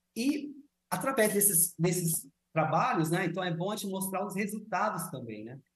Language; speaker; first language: Portuguese; native; Portuguese